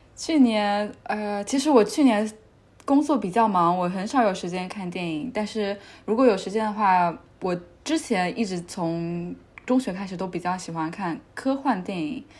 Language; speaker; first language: Chinese; native; Chinese